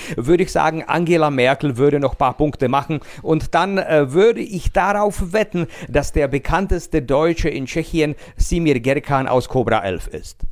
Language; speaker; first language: German; non-native, fluent; Czech